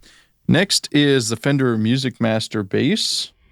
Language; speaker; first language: English; native; English